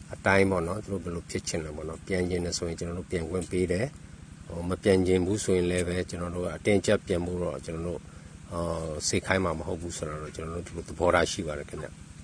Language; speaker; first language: Burmese; non-native, local second language; S'gaw Karen